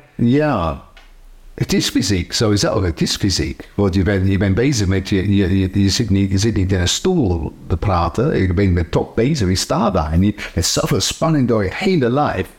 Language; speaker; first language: Dutch; non-native, fluent; English